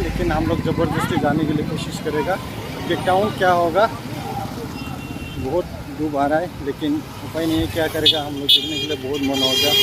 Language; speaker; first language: Hindi; non-native, local second language; Bodo